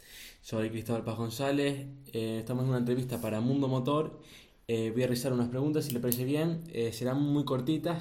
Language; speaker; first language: Spanish; native; Spanish